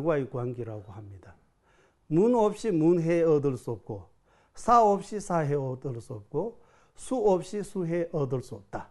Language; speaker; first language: Korean; non-native, fluent; Tibetan